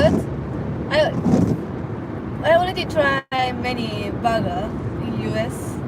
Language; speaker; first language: English; non-native, learner; Japanese